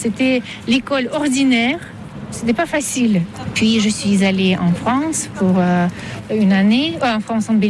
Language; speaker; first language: French; non-native, fluent; Russian